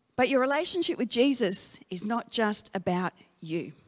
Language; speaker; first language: English; native; English